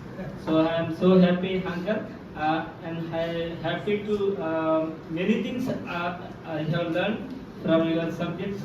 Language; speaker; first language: English; non-native, learner; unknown